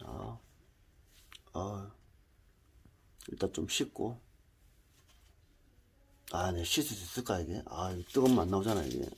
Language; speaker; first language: Korean; native; Korean